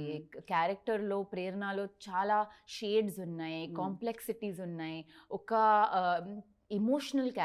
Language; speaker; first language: Telugu; non-native, learner; Tulu